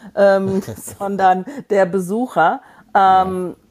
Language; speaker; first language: German; native; German